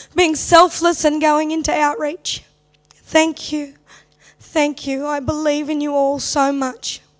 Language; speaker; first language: English; native; English